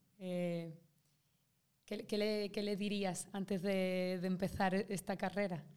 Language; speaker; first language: Spanish; native; Spanish